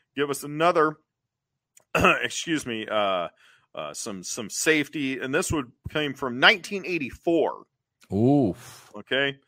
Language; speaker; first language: English; native; English